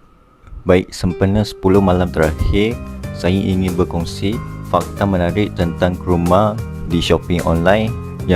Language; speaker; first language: Malay; native; Malay